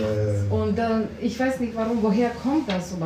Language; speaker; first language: German; non-native, learner; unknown